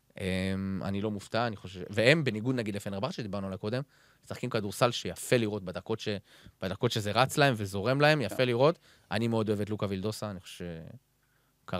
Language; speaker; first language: Hebrew; native; Hebrew